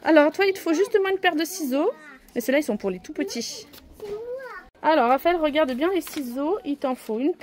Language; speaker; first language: French; native; French